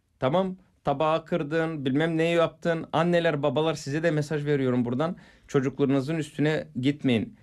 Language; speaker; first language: Turkish; non-native, fluent; Bulgarian